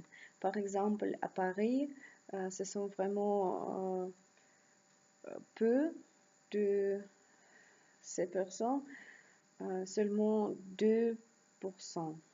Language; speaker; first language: French; non-native, learner; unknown